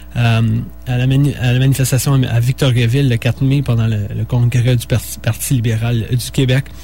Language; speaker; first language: French; native; French